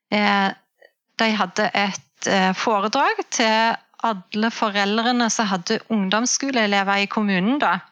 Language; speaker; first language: Norwegian; native; Norwegian